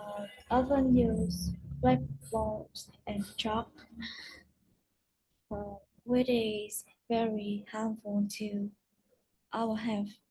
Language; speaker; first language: English; non-native, learner; Vietnamese